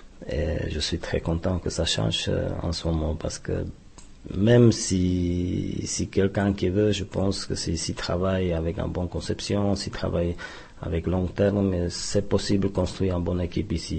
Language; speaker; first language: French; non-native, fluent; Czech